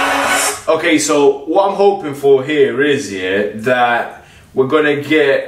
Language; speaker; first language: English; native; English